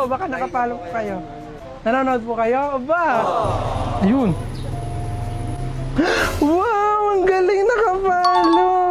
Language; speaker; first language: Filipino; native; Filipino